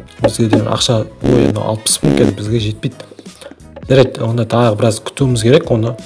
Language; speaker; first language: Kazakh; native; Kazakh